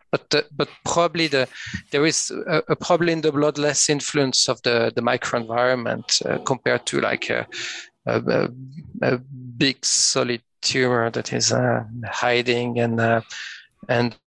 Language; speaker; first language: English; non-native, fluent; French